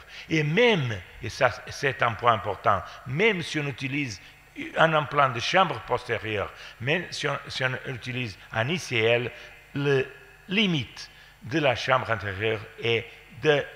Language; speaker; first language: French; non-native, fluent; Portuguese